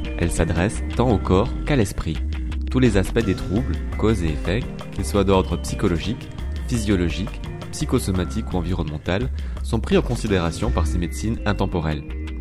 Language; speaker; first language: French; native; French